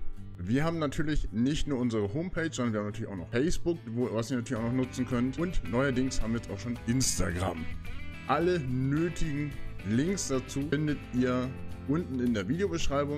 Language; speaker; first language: German; native; German